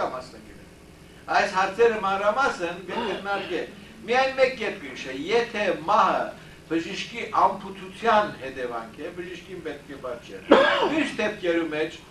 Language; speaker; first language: Armenian; early bilingual, heritage; Armenian